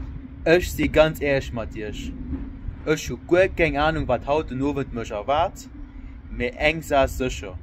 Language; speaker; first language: German; non-native, local second language; Luxembourgish